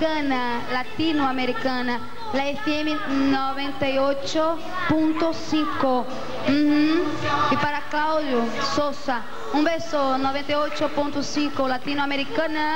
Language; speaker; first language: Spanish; non-native, fluent; Portuguese